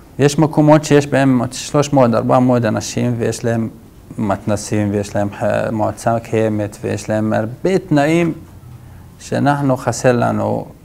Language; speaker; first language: Hebrew; non-native, local second language; Arabic